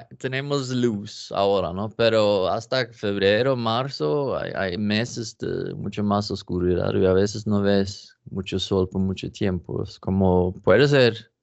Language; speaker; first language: Spanish; non-native, learner; Norwegian